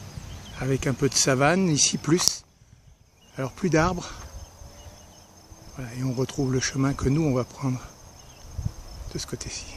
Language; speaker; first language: French; native; French